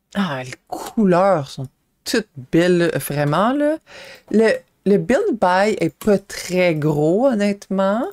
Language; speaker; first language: French; native; French